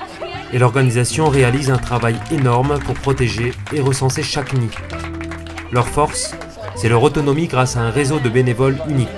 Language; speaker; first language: French; native; French